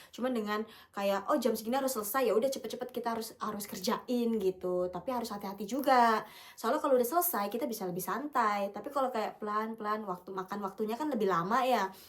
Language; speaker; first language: Indonesian; native; Indonesian